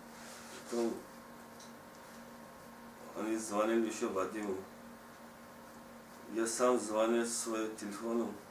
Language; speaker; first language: Russian; non-native, learner; Tajik